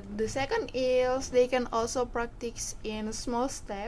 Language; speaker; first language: English; non-native, fluent; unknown